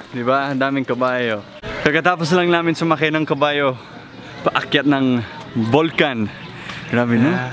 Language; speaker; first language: Filipino; non-native, fluent; English